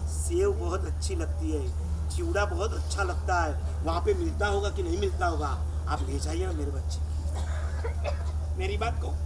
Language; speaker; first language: Hindi; non-native, local second language; Gujarati